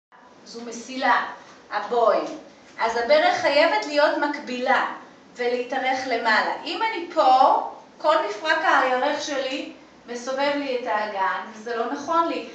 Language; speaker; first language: Hebrew; native; Hebrew